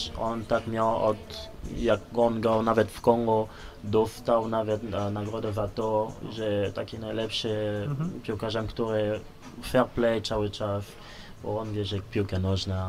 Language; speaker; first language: Polish; non-native, learner; Lingala